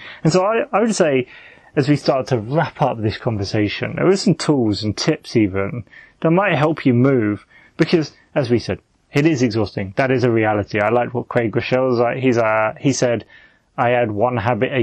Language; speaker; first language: English; native; English